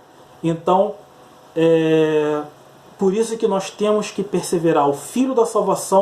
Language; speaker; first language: Portuguese; native; Portuguese